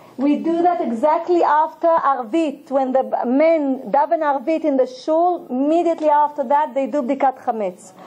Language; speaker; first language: English; non-native, fluent; Hebrew